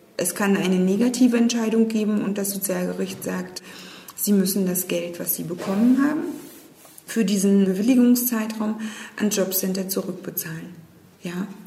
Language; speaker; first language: German; native; German